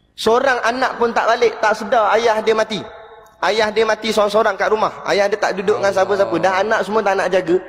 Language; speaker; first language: Malay; native; Malay